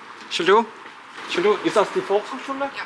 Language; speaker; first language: German; non-native, learner; Korean